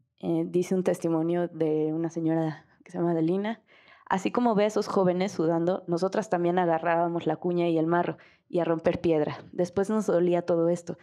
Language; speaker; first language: Spanish; native; Spanish